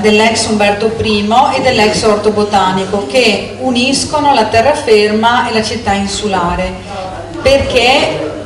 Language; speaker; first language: Italian; native; Italian